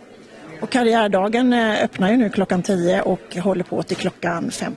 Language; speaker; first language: Swedish; native; Swedish